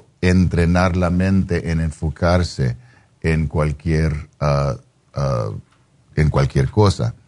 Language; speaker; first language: Spanish; non-native, fluent; English